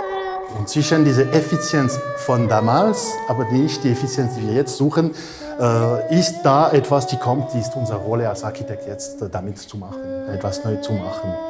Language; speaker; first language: German; non-native, fluent; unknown